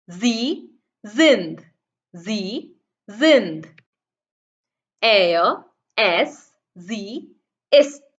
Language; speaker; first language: German; non-native, fluent; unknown